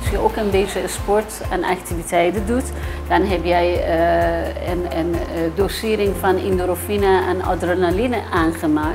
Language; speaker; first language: Dutch; non-native, fluent; Persian